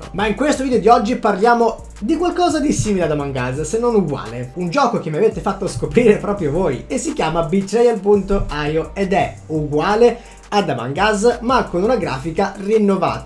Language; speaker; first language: Italian; native; Italian